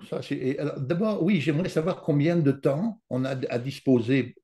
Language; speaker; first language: French; native; French